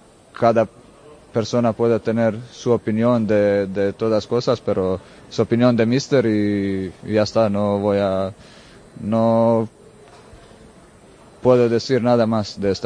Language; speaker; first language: Spanish; non-native, fluent; Croatian